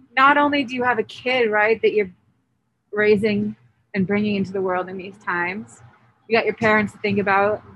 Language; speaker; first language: English; native; English